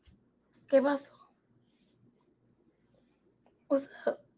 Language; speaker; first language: Spanish; non-native, learner; English